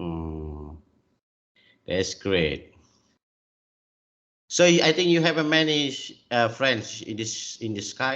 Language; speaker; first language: English; non-native, learner; Indonesian